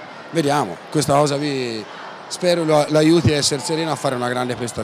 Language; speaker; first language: Italian; native; Italian